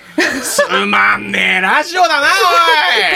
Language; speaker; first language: Japanese; native; Japanese